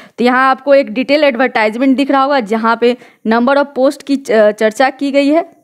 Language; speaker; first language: Hindi; native; Hindi